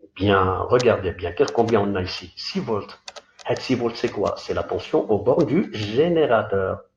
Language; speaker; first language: French; non-native, local second language; Arabic